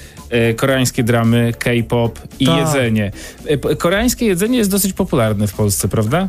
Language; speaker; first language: Polish; native; Polish